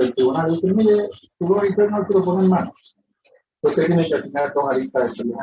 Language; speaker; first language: Spanish; native; Spanish